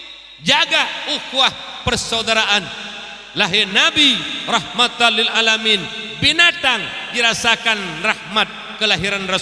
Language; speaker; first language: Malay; non-native, local second language; Achinese